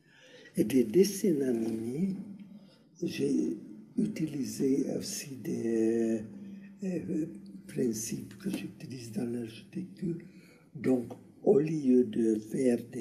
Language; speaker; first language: French; non-native, learner; Hungarian